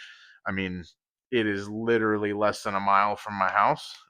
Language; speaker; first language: English; native; English